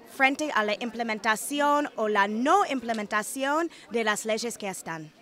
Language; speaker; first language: Spanish; non-native, fluent; English